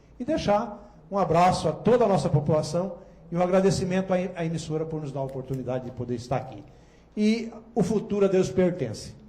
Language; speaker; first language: Portuguese; native; Portuguese